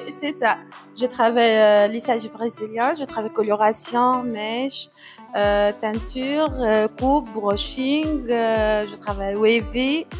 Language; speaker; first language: French; non-native, learner; Arabic